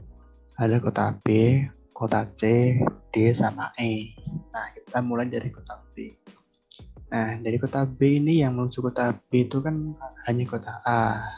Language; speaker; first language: Indonesian; native; Indonesian